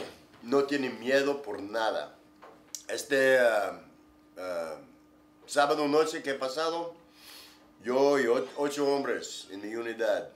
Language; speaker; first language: Spanish; non-native, learner; English